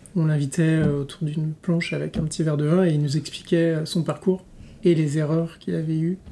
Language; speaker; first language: French; native; French